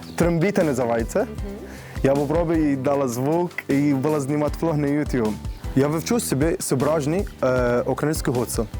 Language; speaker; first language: Ukrainian; non-native, learner; Arabic